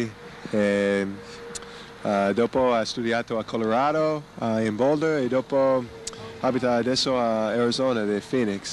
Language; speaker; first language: Italian; non-native, learner; English